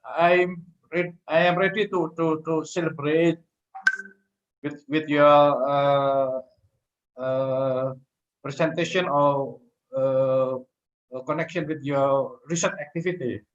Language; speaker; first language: English; non-native, fluent; Indonesian